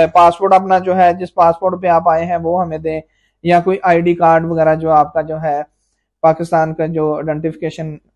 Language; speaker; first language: Urdu; non-native, local second language; Punjabi